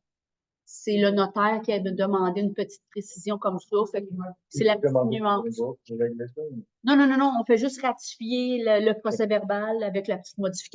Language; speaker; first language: French; native; French